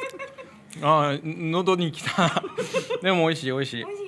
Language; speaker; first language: Japanese; non-native, fluent; French